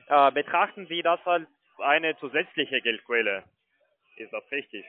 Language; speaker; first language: German; non-native, fluent; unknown